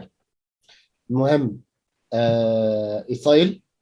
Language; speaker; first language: Arabic; native; Arabic